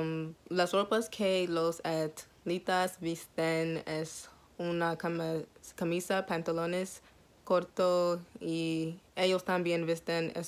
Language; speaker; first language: Spanish; non-native, learner; English